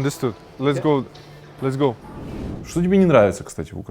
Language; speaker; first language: Russian; native; Russian